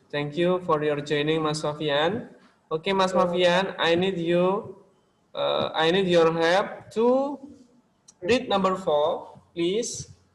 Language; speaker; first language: English; non-native, local second language; Indonesian